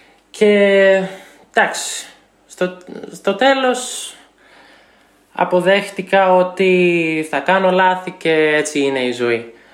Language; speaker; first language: Greek; non-native, learner; English